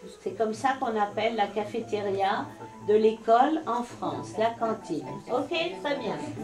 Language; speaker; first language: French; native; French